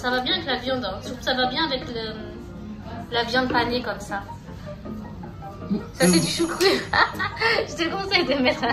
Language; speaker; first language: French; native; French